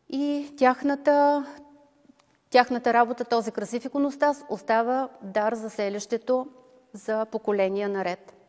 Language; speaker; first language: Bulgarian; native; Bulgarian